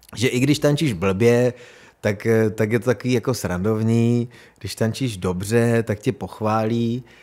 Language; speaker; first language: Czech; native; Czech